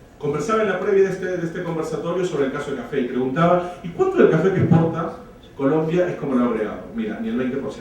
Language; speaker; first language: Spanish; native; Spanish